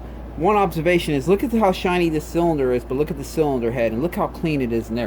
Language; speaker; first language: English; native; English